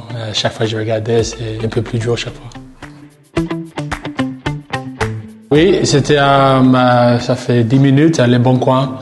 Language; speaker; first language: French; non-native, learner; English